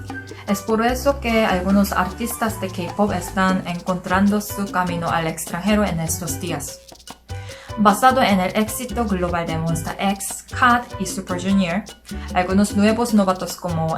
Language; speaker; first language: Spanish; non-native, learner; Korean